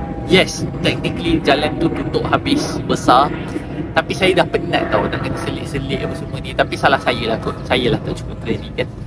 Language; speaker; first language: Malay; native; Malay